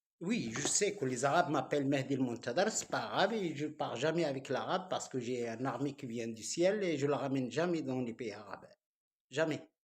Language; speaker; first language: French; non-native, local second language; Arabic